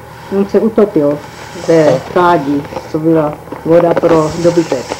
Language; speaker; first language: Czech; early bilingual, heritage; Czech